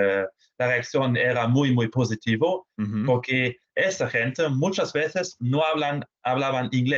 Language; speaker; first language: Spanish; non-native, fluent; German